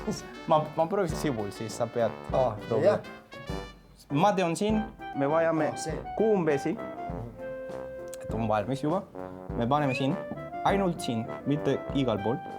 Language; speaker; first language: Estonian; non-native, learner; Spanish